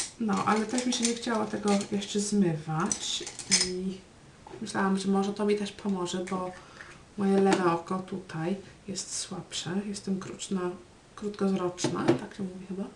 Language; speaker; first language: Polish; early bilingual, heritage; Polish